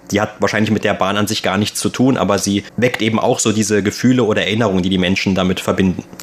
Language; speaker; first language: German; native; German